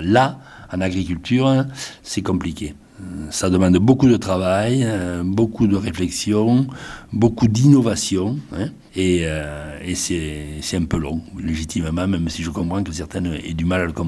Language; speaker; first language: French; native; French